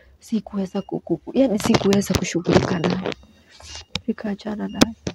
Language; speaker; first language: Swahili; non-native, local second language; Kikuyu